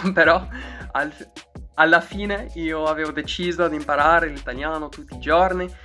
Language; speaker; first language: Italian; non-native, learner; English